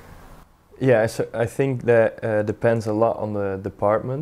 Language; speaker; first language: English; non-native, fluent; Dutch